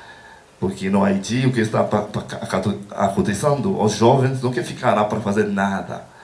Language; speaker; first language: Portuguese; non-native, learner; Haitian Creole